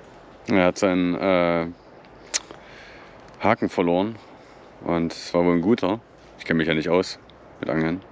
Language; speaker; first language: German; native; German